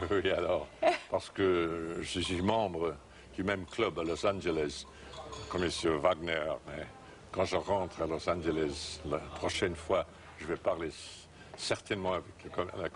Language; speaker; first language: French; non-native, fluent; English